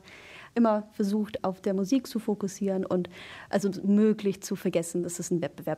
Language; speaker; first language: German; non-native, fluent; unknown